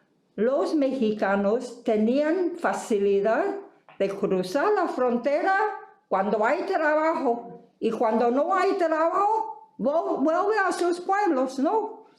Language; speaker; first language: Spanish; non-native, fluent; Chinese